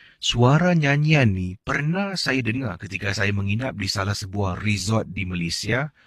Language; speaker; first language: Malay; native; Malay